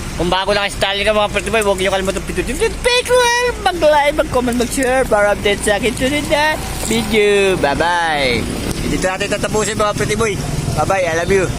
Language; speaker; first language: Filipino; non-native, local second language; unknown